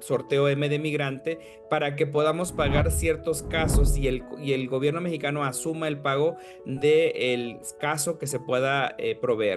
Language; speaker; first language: Spanish; native; Spanish